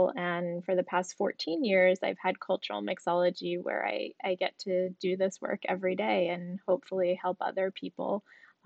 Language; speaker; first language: English; native; English